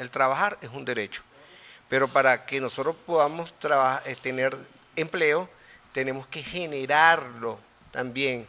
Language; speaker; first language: Spanish; native; Spanish